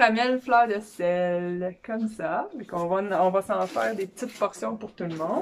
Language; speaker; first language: French; native; French